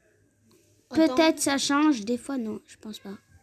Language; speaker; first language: French; native; French